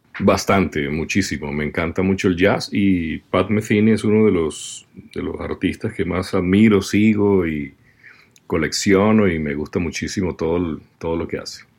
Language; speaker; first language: Spanish; native; Spanish